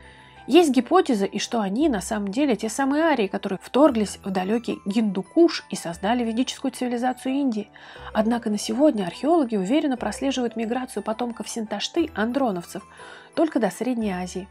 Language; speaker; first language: Russian; native; Russian